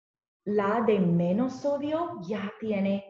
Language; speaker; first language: Spanish; non-native, learner; English